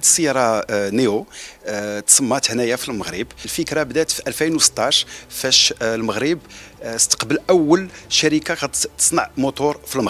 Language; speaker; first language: Arabic; native; Arabic